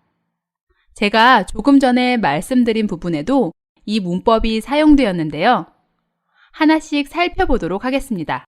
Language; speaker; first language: Korean; native; Korean